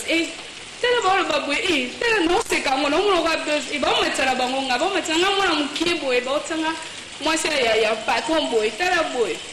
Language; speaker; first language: Lingala; native; Lingala